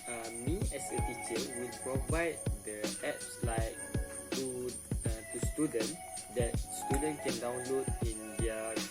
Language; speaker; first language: English; non-native, local second language; Malay